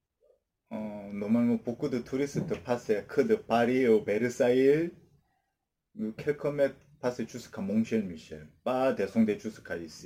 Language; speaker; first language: French; non-native, learner; Korean